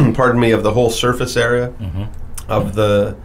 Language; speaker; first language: English; native; English